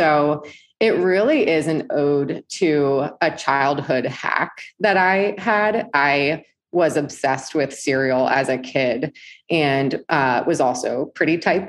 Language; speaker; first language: English; native; English